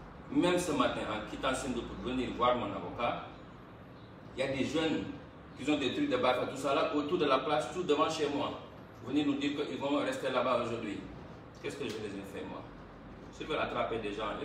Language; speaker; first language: French; non-native, local second language; Wolof